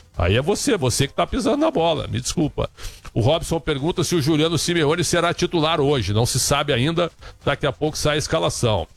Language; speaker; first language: Portuguese; native; Portuguese